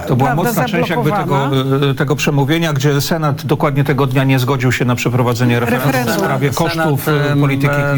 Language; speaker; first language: Polish; native; Polish